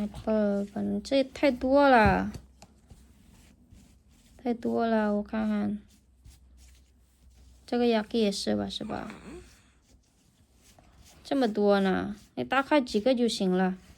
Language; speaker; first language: Chinese; non-native, fluent; Indonesian